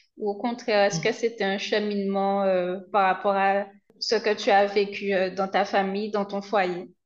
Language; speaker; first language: French; native; French